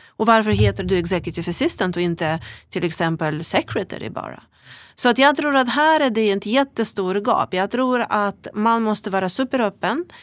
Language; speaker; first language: Swedish; non-native, fluent; Russian